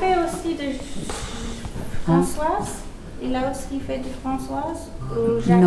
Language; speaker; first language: French; early bilingual, heritage; English